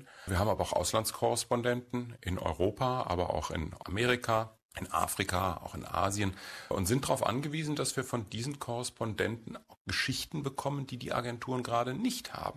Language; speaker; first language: German; native; German